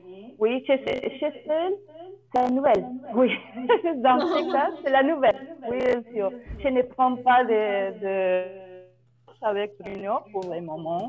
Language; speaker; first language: French; non-native, learner; Spanish